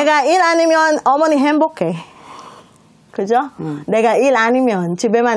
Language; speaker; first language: Korean; non-native, learner; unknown